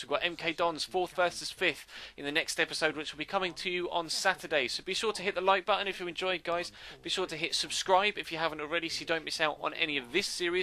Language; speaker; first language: English; native; English